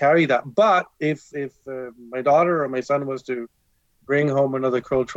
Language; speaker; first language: English; native; English